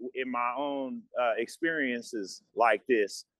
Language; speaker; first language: English; native; English